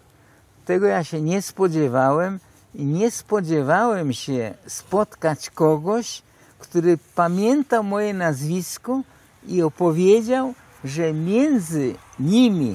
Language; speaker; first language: Polish; early bilingual, heritage; Polish